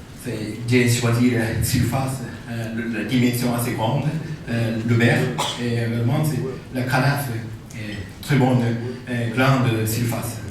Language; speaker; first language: French; non-native, fluent; Japanese